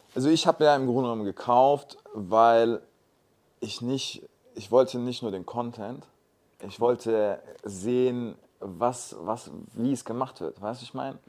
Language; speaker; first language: German; native; German